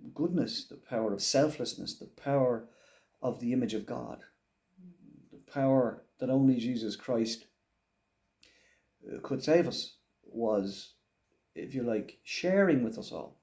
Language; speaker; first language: English; native; English